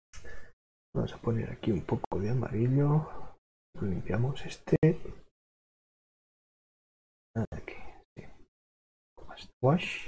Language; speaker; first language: Spanish; non-native, local second language; Catalan